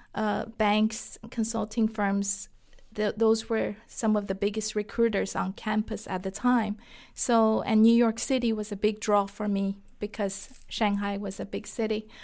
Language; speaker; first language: English; non-native, fluent; Chinese